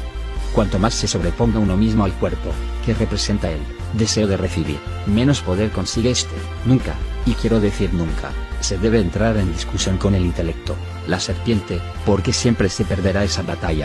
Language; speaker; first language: Spanish; native; Spanish